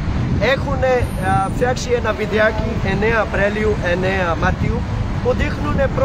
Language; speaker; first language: Greek; non-native, learner; Urdu